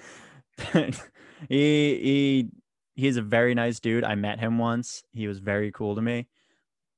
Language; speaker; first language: English; native; English